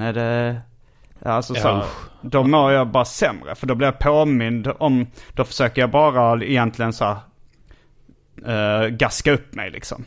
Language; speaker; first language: Swedish; native; Swedish